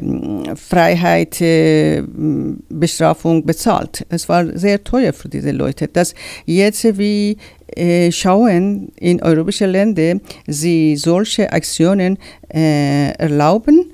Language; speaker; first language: German; non-native, learner; Persian